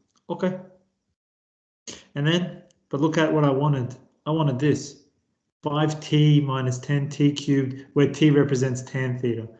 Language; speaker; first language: English; native; English